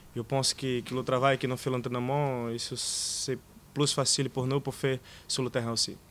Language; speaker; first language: French; non-native, learner; Portuguese